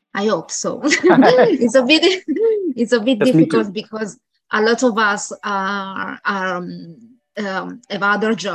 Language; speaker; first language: English; non-native, learner; Italian